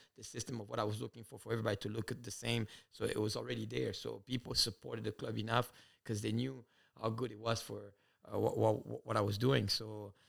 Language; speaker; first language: English; early bilingual, other home language; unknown